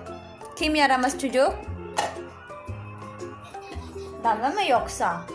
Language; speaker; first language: Turkish; non-native, learner; Filipino